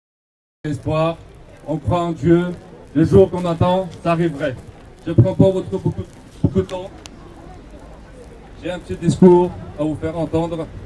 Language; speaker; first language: French; non-native, learner; Tibetan